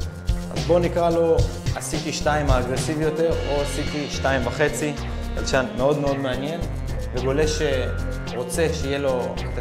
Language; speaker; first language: Hebrew; native; Hebrew